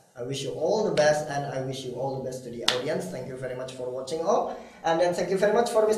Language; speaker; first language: English; non-native, fluent; Indonesian